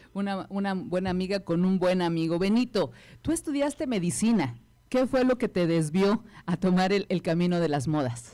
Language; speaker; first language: Spanish; native; Spanish